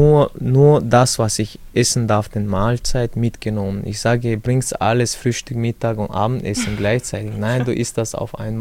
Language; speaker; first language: German; early bilingual, other home language; Chechen